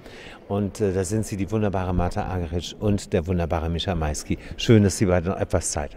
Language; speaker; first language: German; native; German